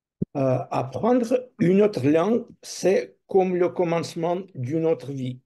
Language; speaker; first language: French; non-native, fluent; Russian